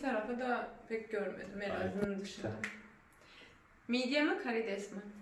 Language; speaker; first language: Turkish; non-native, learner; Serbian